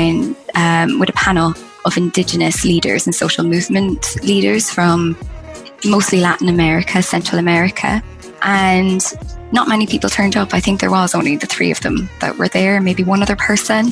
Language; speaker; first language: English; native; English